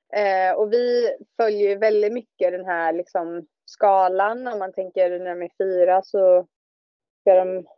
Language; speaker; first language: Swedish; native; Swedish